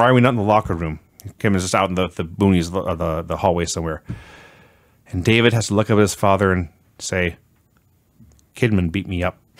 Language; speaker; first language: English; native; English